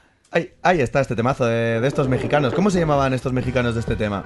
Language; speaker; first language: Spanish; native; Spanish